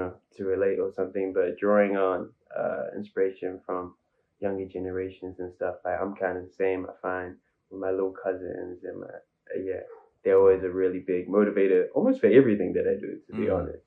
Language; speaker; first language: English; native; English